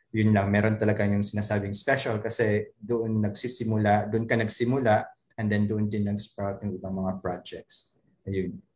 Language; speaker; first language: Filipino; native; Filipino